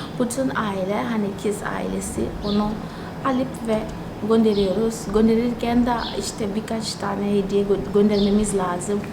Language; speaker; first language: Turkish; non-native, fluent; Tsonga